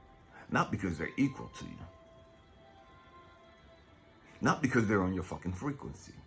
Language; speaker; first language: English; native; English